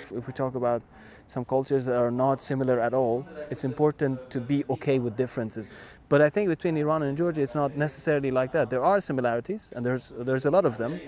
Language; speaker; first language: English; non-native, fluent; Persian